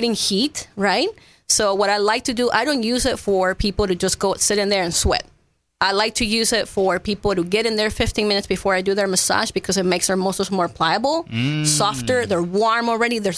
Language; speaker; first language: English; non-native, fluent; Spanish